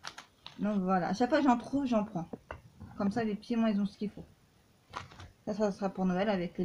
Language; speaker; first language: French; native; French